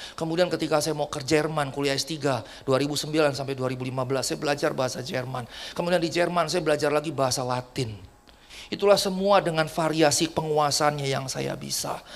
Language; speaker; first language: Indonesian; native; Indonesian